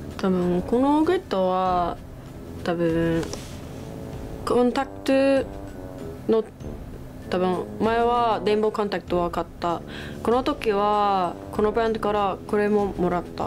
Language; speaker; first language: Japanese; non-native, learner; English